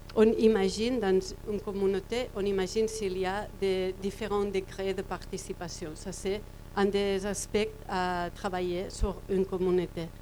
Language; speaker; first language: French; non-native, fluent; Spanish